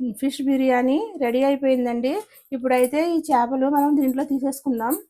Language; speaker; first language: Telugu; native; Telugu